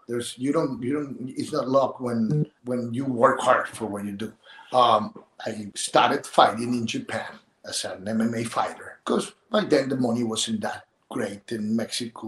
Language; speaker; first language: English; non-native, fluent; Spanish